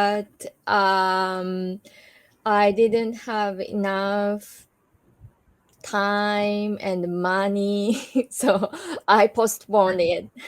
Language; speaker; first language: English; non-native, learner; Japanese